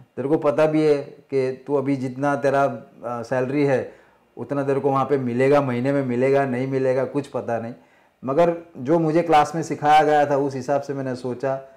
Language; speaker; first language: Hindi; non-native, local second language; Marathi